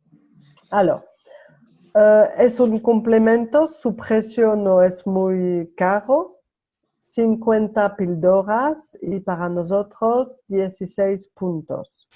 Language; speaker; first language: Spanish; non-native, learner; French